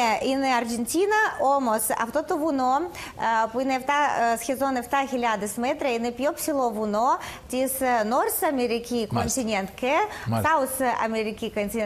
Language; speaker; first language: Greek; non-native, learner; Russian